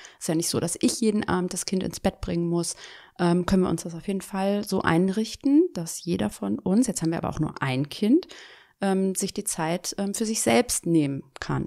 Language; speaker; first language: German; native; German